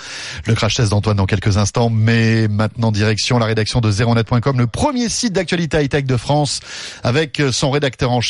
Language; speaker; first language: French; native; French